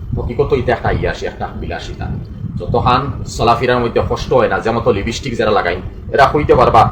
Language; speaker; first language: Bangla; native; Bangla